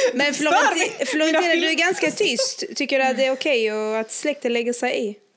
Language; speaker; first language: Swedish; early bilingual, other home language; Arabic